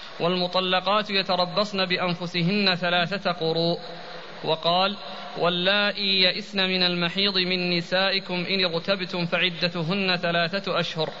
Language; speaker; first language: Arabic; native; Arabic